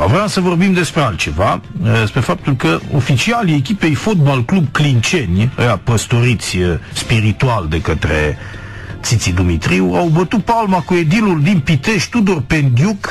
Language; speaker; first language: Romanian; native; Romanian